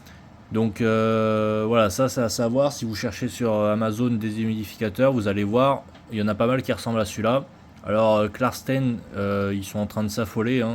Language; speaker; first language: French; native; French